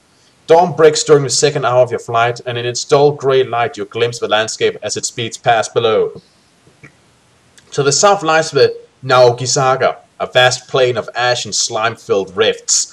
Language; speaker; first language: English; native; English